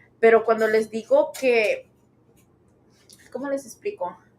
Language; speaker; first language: Spanish; early bilingual, heritage; Spanish